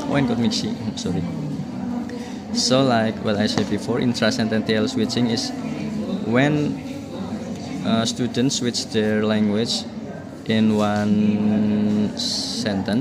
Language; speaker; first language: English; non-native, learner; Indonesian